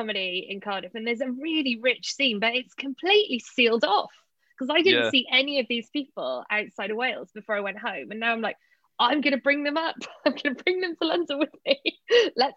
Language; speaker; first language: English; native; English